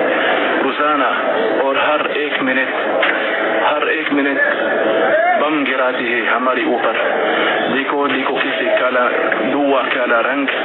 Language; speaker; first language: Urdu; non-native, fluent; Arabic